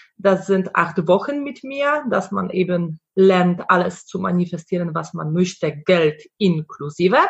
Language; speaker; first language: German; non-native, fluent; Polish